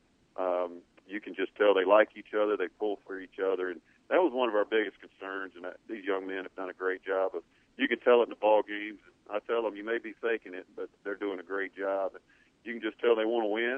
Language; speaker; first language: English; native; English